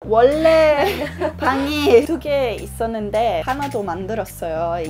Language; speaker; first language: Korean; non-native, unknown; German